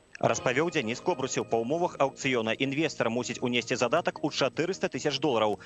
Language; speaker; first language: Belarusian; native; Belarusian